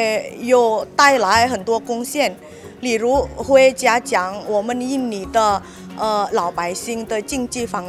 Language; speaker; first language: Chinese; non-native, local second language; Indonesian